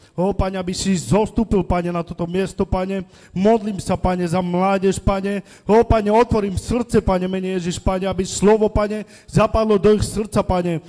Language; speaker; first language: Slovak; non-native, local second language; Romany